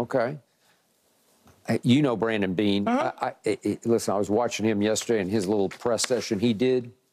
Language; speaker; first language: English; native; English